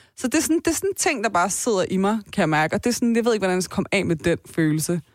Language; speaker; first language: Danish; early bilingual, other home language; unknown